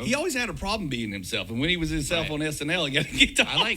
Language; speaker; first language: English; native; English